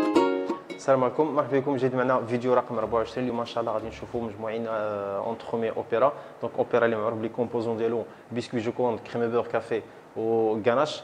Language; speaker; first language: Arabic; native; Arabic